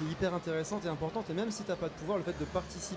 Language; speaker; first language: French; native; French